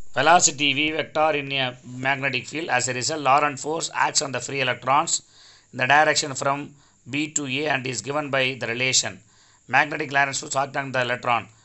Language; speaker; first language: English; non-native, local second language; Tamil